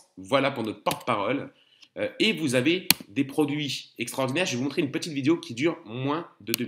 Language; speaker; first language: French; native; French